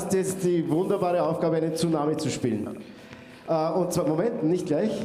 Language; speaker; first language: German; native; German